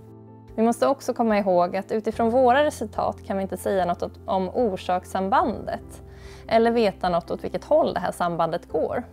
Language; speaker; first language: Swedish; native; Swedish